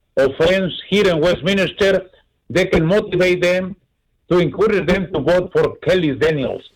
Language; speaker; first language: English; non-native, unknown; Spanish